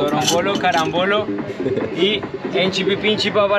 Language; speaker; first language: Spanish; native; Spanish